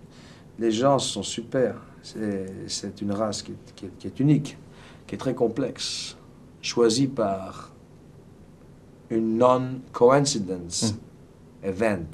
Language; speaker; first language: French; native; French